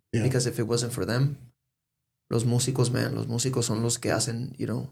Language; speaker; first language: Spanish; early bilingual, heritage; Spanish